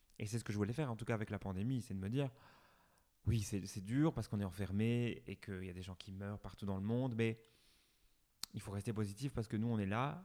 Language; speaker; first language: French; native; French